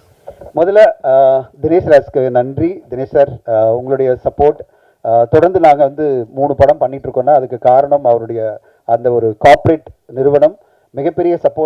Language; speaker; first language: Tamil; native; Tamil